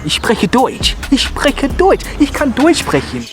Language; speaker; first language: German; non-native, learner; Zulu